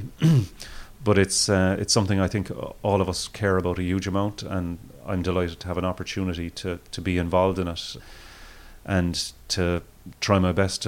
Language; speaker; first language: English; native; English